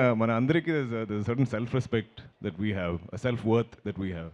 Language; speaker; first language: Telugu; non-native, learner; Malayalam